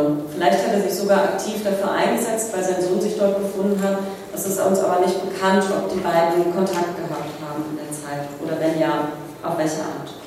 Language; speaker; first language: German; native; German